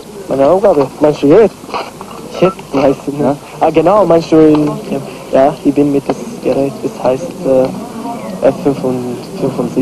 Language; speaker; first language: German; non-native, learner; Albanian